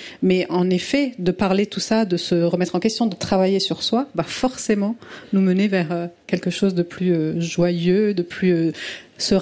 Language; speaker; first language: French; early bilingual, other home language; Italian